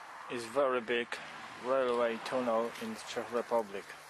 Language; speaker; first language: English; non-native, learner; Polish